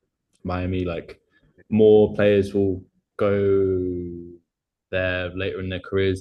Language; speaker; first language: English; native; English